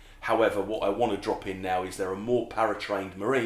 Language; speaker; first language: English; native; English